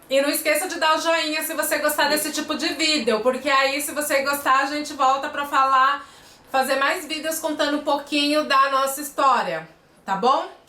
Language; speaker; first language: Portuguese; native; Portuguese